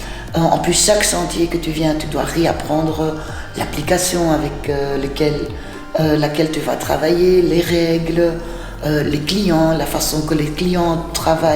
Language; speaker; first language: French; non-native, fluent; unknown